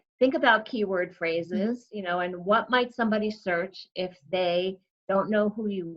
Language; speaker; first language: English; native; English